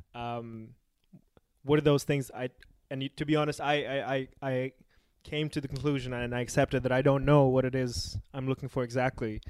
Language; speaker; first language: English; non-native, local second language; Urdu